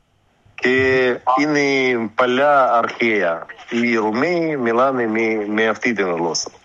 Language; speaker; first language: Greek; early bilingual, heritage; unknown